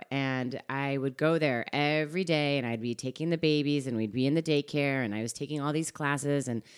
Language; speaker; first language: English; native; English